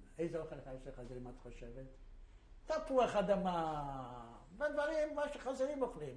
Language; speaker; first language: Hebrew; non-native, fluent; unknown